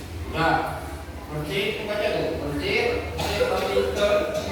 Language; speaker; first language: Indonesian; native; Indonesian